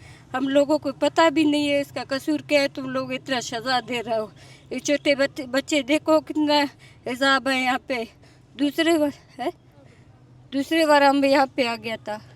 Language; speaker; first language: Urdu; non-native, local second language; Baluchi